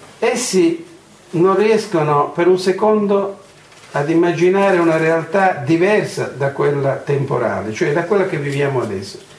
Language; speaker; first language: Italian; non-native, fluent; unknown